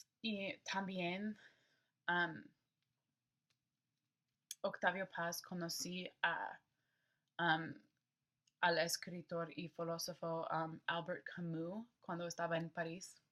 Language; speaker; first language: Spanish; non-native, learner; English